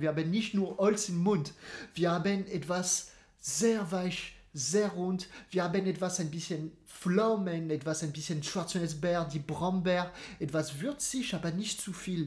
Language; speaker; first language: German; non-native, fluent; French